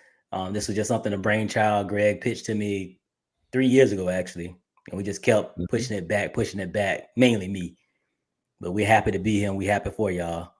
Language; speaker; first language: English; native; English